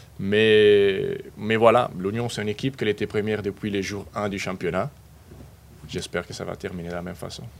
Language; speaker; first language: French; non-native, fluent; Spanish